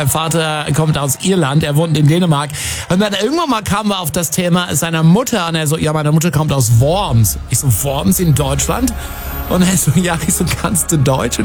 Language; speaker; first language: German; native; German